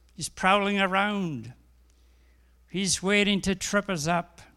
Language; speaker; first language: English; native; English